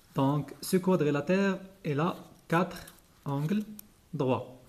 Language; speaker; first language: French; non-native, local second language; Arabic